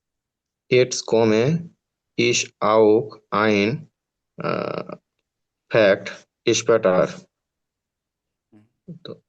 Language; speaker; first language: German; non-native, learner; Bangla